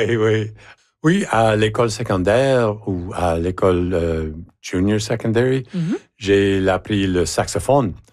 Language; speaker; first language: French; native; French